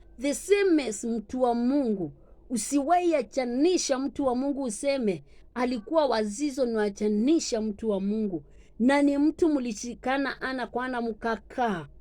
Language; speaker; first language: Swahili; non-native, local second language; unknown